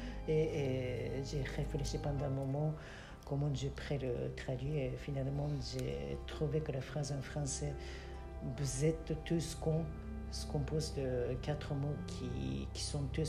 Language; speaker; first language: French; non-native, fluent; Japanese